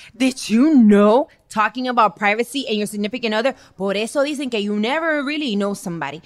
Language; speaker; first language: English; early bilingual, other home language; Spanish